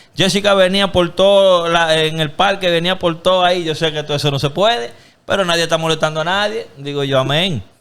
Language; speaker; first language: Spanish; early bilingual, other home language; English